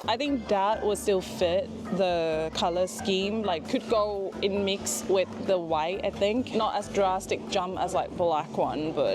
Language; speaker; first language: English; non-native, fluent; Thai